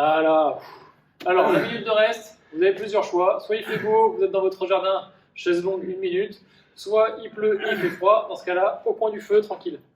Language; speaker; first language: French; native; French